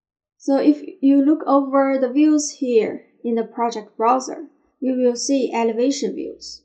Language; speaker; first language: English; non-native, fluent; Chinese